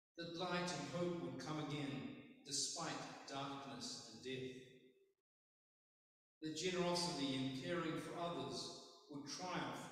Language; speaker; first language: English; native; English